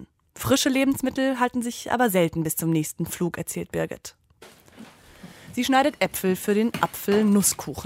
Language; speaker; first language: German; native; German